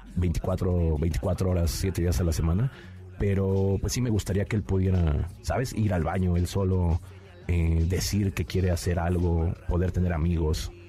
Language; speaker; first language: Spanish; native; Spanish